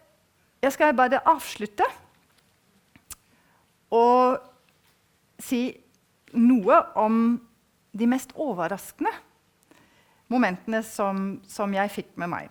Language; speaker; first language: Norwegian; non-native, fluent; German